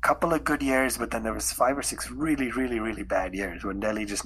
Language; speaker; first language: English; non-native, local second language; Hindi